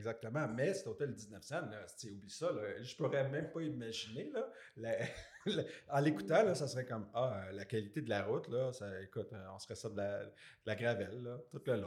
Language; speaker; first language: French; native; French